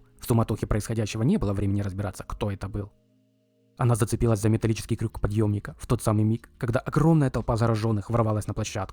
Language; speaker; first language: Russian; native; Russian